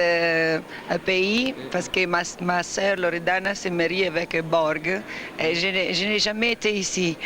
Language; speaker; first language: French; non-native, fluent; Italian